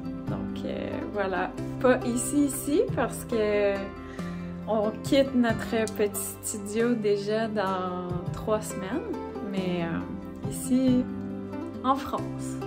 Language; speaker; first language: French; native; French